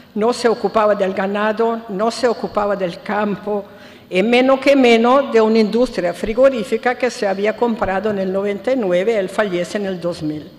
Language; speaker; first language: Spanish; non-native, fluent; Italian